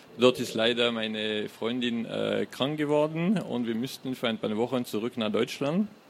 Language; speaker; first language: German; non-native, fluent; French